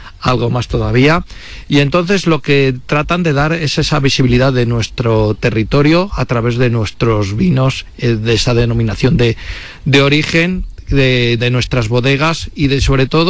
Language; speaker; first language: Spanish; native; Spanish